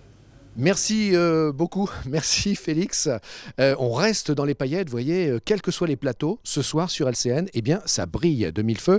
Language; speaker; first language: French; native; French